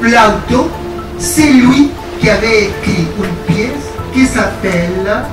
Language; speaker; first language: French; non-native, fluent; Spanish